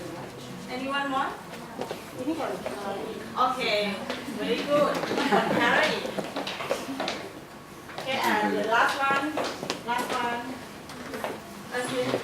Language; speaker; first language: English; non-native, learner; Thai